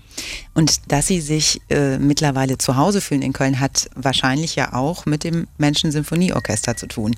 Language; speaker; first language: German; native; German